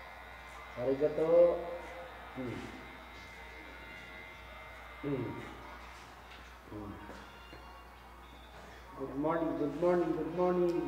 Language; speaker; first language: English; non-native, local second language; Filipino